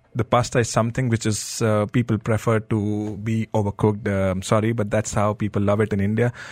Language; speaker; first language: English; non-native, local second language; Hindi